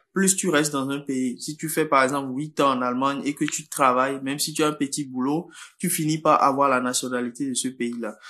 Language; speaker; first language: French; non-native, local second language; Fon